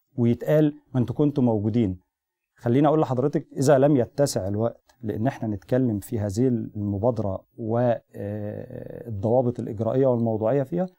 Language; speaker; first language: Arabic; native; Arabic